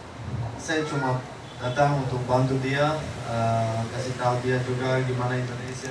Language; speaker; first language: Indonesian; non-native, fluent; Dutch